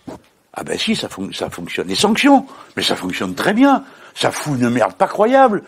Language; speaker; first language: French; native; French